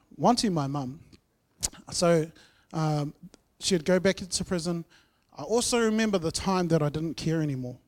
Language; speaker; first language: English; native; English